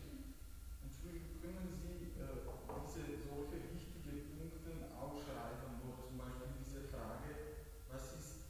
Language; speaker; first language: German; non-native, learner; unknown